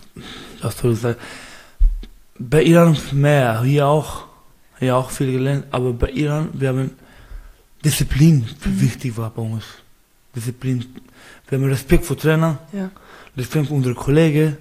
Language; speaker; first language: German; non-native, learner; Persian